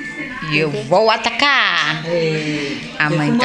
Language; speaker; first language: Portuguese; native; Portuguese